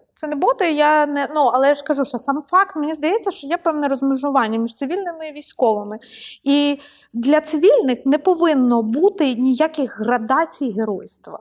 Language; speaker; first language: Ukrainian; non-native, local second language; Russian